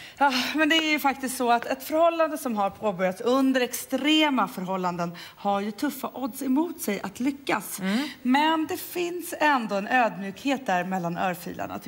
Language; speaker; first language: Swedish; native; Swedish